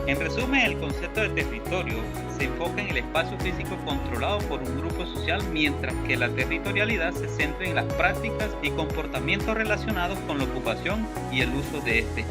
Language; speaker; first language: Spanish; native; Spanish